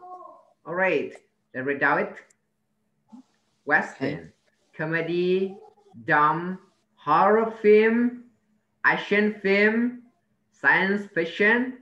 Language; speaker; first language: English; non-native, learner; Vietnamese